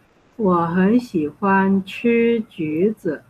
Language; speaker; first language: Chinese; non-native, fluent; Vietnamese